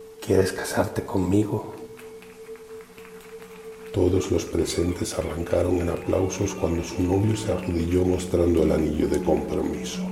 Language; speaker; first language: Spanish; native; Spanish